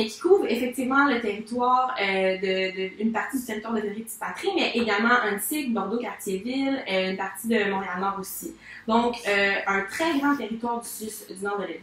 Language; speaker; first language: French; native; French